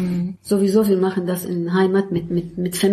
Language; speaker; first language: German; non-native, learner; Arabic